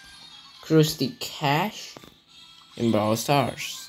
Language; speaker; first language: English; non-native, learner; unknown